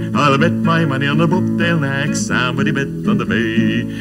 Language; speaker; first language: English; non-native, fluent; Czech